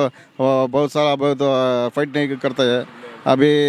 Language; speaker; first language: Hindi; non-native, local second language; Kannada